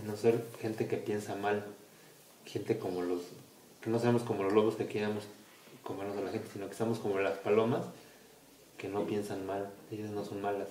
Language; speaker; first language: Spanish; native; Spanish